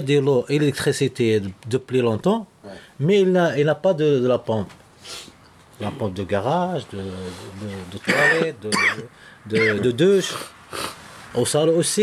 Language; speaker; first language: French; non-native, learner; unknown